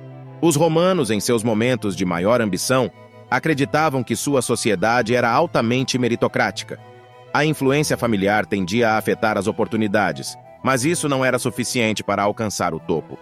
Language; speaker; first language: Portuguese; native; Portuguese